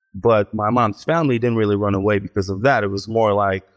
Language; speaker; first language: English; early bilingual, heritage; Hebrew